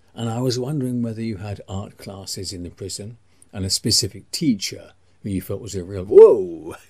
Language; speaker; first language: English; native; English